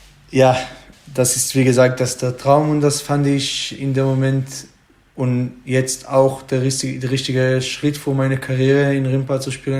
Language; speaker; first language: German; non-native, fluent; Hebrew